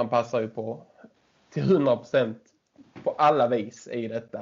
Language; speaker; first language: Swedish; native; Swedish